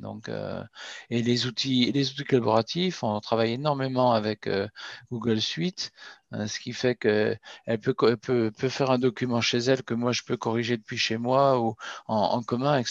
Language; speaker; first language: French; native; French